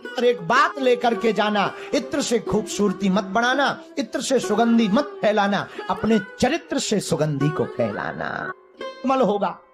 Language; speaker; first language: Hindi; native; Hindi